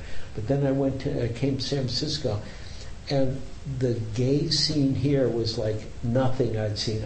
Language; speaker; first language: English; native; English